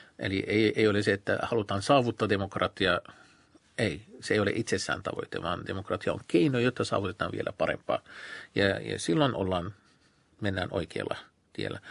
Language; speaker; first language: Finnish; non-native, fluent; Arabic